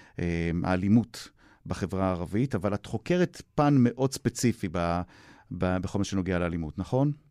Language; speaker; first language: Hebrew; native; Hebrew